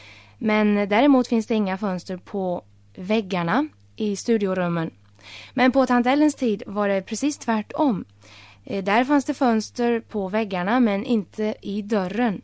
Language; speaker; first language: Swedish; native; Swedish